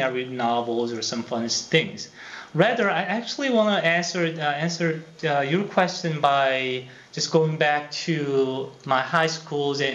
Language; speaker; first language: English; non-native, fluent; Korean